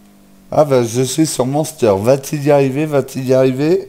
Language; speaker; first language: French; native; French